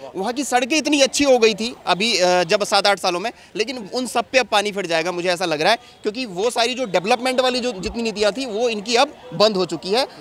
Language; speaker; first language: Hindi; native; Hindi